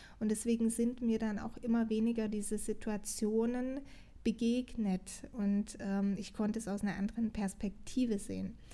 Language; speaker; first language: German; non-native, fluent; Portuguese